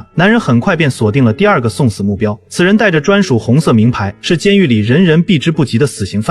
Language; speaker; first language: Chinese; native; Chinese